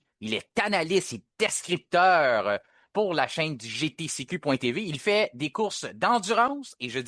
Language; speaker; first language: French; native; French